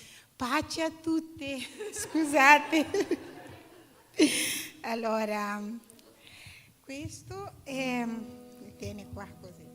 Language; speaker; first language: Italian; non-native, learner; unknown